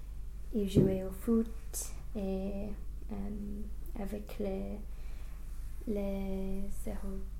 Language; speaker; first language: French; non-native, learner; English